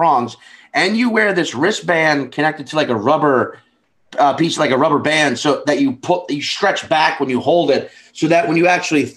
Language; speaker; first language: English; native; English